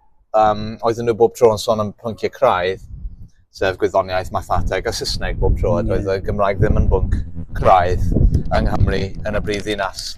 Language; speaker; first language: Welsh; non-native, local second language; English